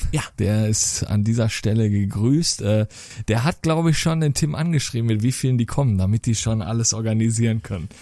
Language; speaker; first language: German; native; German